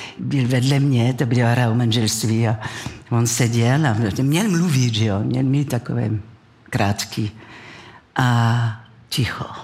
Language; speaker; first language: Czech; non-native, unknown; French